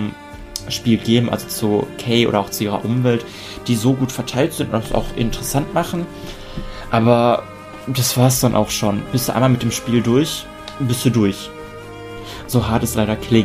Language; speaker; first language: German; native; German